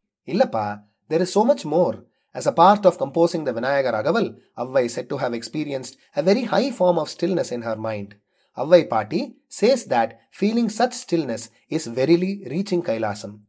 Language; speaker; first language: English; non-native, local second language; Tamil